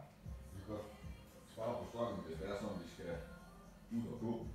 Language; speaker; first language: Danish; native; Danish